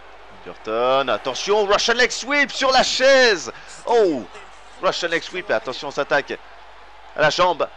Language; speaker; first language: French; native; French